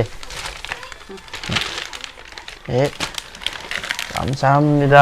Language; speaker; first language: Korean; non-native, learner; Filipino